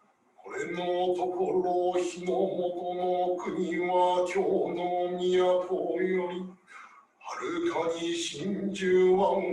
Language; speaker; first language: Japanese; native; Japanese